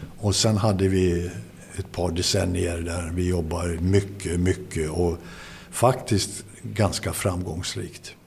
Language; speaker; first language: Swedish; native; Swedish